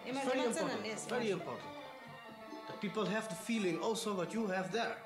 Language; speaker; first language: English; non-native, fluent; Dutch